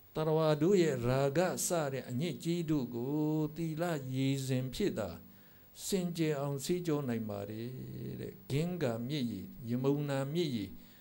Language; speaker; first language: Burmese; native; Burmese